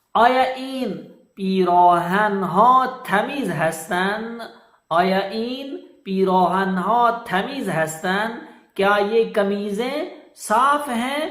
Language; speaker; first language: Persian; non-native, fluent; Urdu